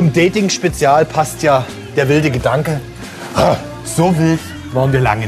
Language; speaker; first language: German; native; German